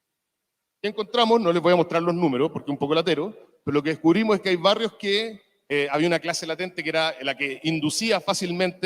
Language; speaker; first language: Spanish; native; Spanish